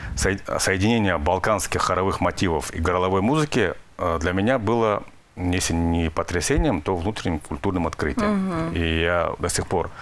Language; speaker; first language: Russian; native; Russian